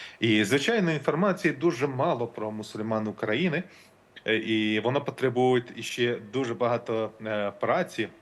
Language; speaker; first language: Ukrainian; non-native, local second language; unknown